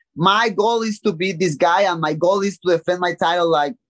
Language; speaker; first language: English; non-native, learner; Spanish